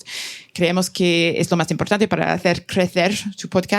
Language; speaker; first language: Spanish; non-native, fluent; French